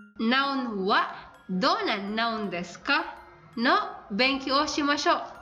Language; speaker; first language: Japanese; non-native, fluent; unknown